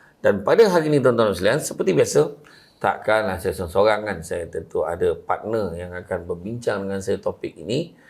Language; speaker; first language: Malay; native; Malay